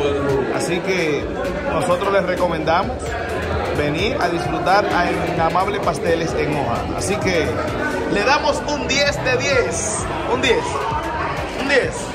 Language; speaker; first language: Spanish; native; Spanish